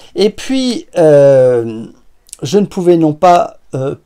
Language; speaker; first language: French; native; French